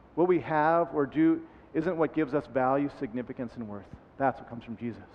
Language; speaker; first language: English; native; English